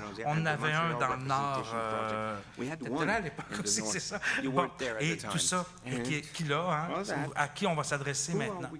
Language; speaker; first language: French; native; French